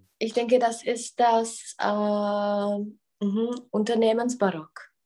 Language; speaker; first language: German; non-native, fluent; Czech